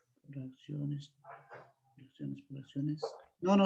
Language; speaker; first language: Spanish; native; Spanish